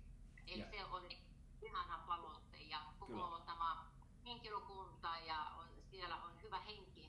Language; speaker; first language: Finnish; non-native, learner; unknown